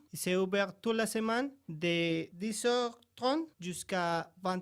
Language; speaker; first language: French; non-native, learner; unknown